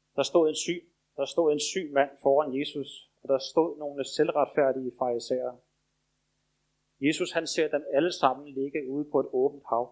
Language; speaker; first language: Danish; native; Danish